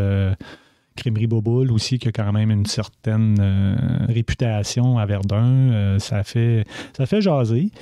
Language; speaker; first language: French; native; French